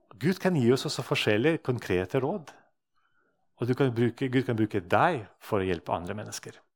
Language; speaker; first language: Norwegian; non-native, fluent; Russian